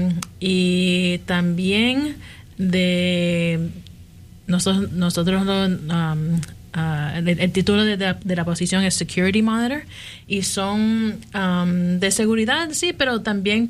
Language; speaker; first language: Spanish; early bilingual, heritage; Spanish